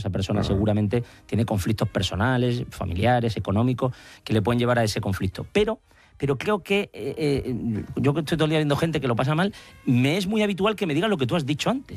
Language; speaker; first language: Spanish; native; Spanish